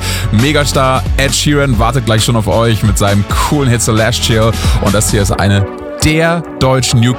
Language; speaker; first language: German; native; German